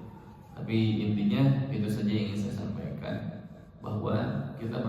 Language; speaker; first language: Indonesian; native; Indonesian